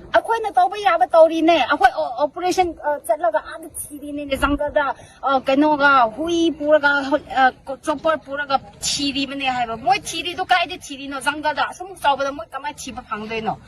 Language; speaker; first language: Manipuri; non-native, local second language; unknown